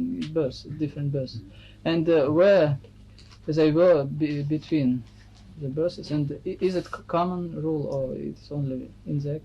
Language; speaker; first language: English; non-native, fluent; Russian